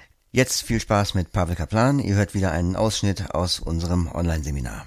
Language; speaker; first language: German; native; German